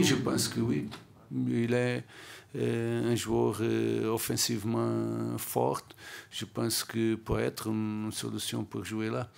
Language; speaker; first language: French; non-native, learner; Portuguese